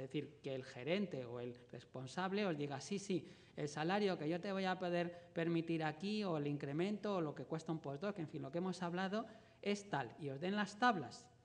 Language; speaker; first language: Spanish; native; Spanish